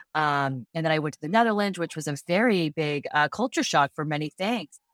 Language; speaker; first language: English; native; English